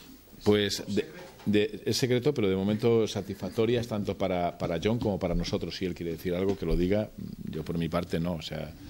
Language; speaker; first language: Spanish; native; Spanish